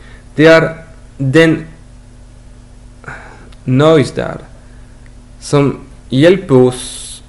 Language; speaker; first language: Norwegian; non-native, learner; French